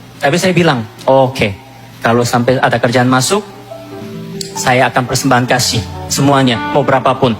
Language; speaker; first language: Indonesian; non-native, fluent; Korean